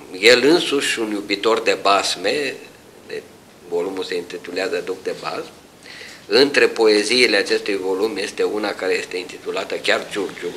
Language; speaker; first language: Romanian; native; Romanian